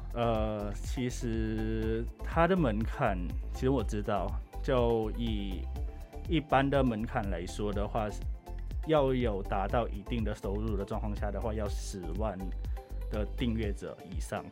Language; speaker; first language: Chinese; non-native, fluent; Thai